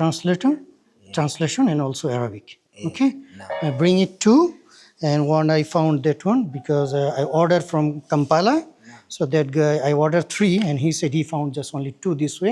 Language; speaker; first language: English; non-native, learner; Bangla